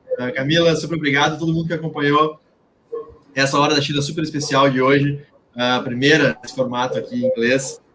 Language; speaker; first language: Portuguese; native; Portuguese